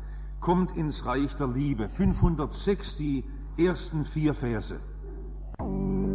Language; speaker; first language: German; native; German